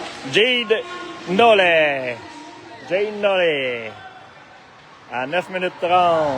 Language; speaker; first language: French; native; French